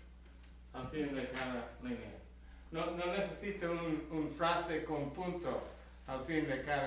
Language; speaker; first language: Spanish; non-native, learner; English